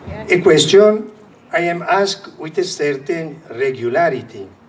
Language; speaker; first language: English; non-native, fluent; Italian